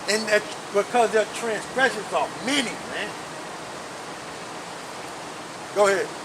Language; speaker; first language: English; native; English